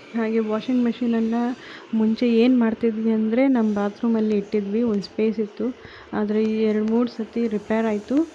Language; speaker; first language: Kannada; native; Kannada